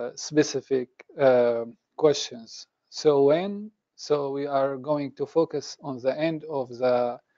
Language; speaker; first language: English; non-native, fluent; Arabic